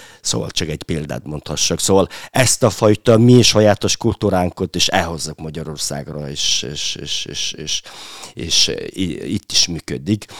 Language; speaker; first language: Hungarian; non-native, fluent; Mongolian